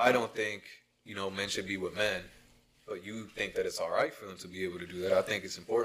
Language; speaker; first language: English; early bilingual, other home language; Spanish